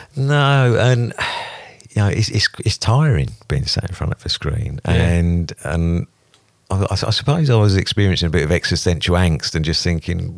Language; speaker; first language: English; native; English